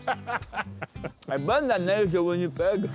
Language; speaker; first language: French; native; French